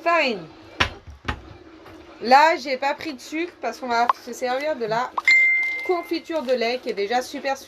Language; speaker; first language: French; native; French